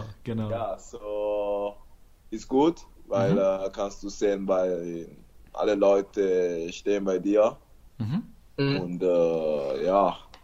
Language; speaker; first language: German; non-native, learner; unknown